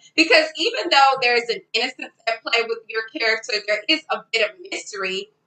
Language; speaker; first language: English; native; English